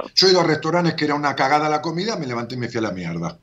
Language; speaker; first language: Spanish; native; Spanish